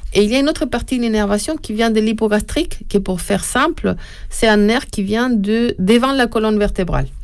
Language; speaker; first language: French; non-native, fluent; Spanish